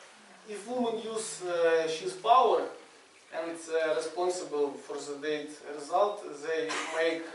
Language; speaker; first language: English; non-native, learner; Russian